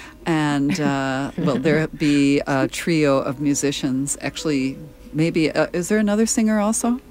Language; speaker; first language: English; native; English